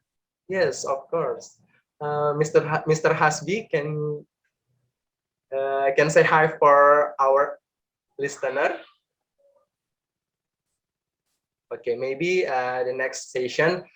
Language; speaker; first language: English; non-native, learner; Indonesian